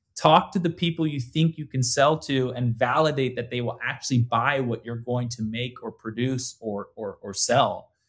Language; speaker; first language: English; native; English